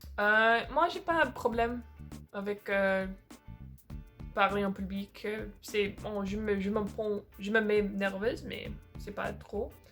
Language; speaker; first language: French; non-native, fluent; English